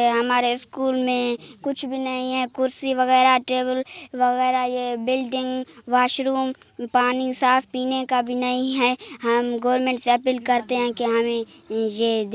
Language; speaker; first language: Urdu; non-native, local second language; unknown